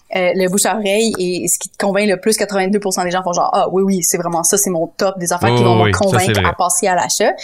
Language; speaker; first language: French; native; French